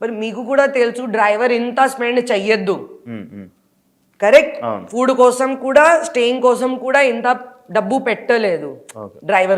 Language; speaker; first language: Telugu; non-native, local second language; Hindi